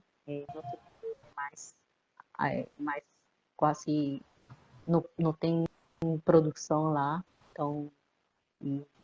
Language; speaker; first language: Portuguese; non-native, fluent; Spanish